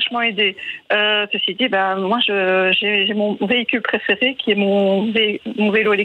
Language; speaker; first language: French; native; French